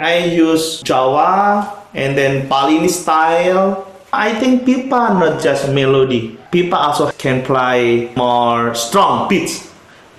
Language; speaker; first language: English; non-native, learner; Indonesian